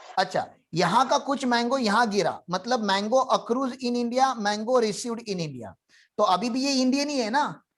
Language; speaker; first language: Hindi; non-native, local second language; Marathi